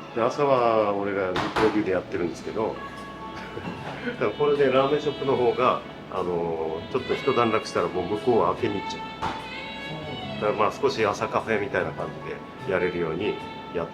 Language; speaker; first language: Japanese; native; Japanese